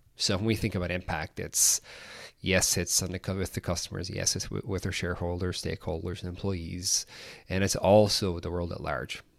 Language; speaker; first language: English; native; English